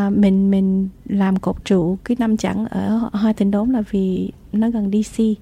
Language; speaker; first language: Vietnamese; early bilingual, heritage; Vietnamese